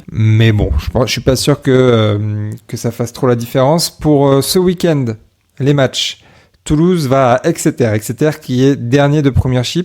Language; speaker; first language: French; native; French